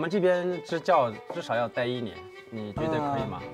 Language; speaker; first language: Chinese; native; Chinese